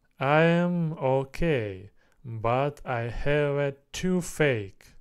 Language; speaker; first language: English; non-native, learner; Russian